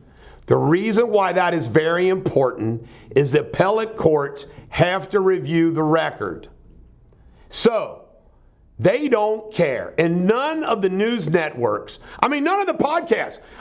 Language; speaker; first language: English; native; English